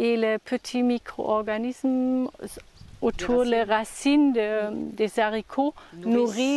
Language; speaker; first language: French; non-native, learner; German